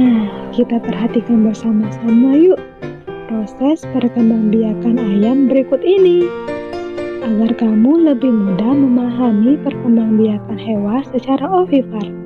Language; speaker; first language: Indonesian; native; Indonesian